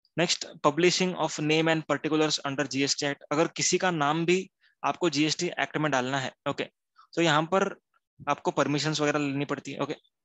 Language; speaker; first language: Hindi; non-native, local second language; Gujarati